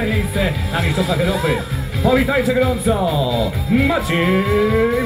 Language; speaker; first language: Polish; native; Polish